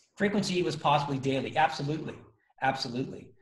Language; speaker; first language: English; native; English